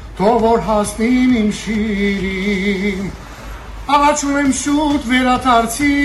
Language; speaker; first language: Armenian; early bilingual, heritage; Armenian